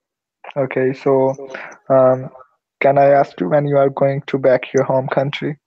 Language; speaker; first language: English; non-native, learner; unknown